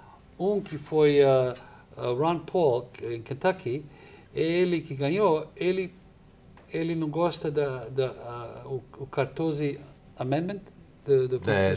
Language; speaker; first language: Portuguese; non-native, fluent; English